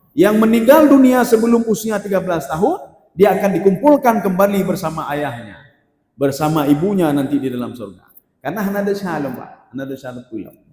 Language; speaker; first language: Malay; non-native, local second language; Achinese